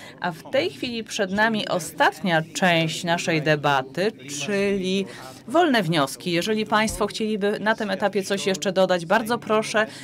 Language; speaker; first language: Polish; native; Polish